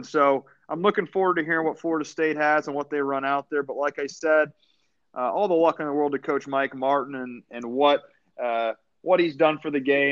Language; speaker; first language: English; native; English